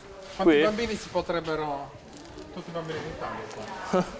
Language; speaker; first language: Italian; native; Italian